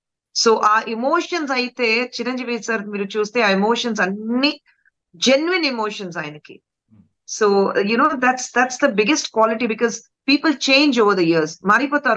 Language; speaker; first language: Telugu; non-native, fluent; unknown